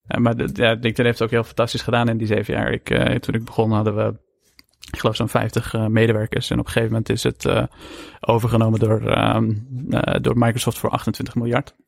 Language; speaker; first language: Dutch; early bilingual, other home language; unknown